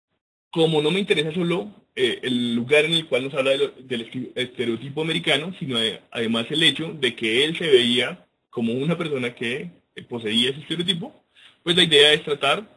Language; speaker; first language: Spanish; native; Spanish